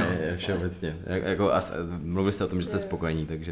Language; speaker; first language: Czech; native; Czech